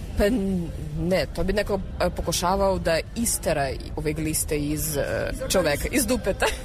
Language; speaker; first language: Serbian; non-native, fluent; Russian